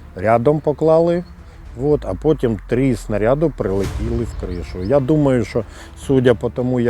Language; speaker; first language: Ukrainian; early bilingual, other home language; Russian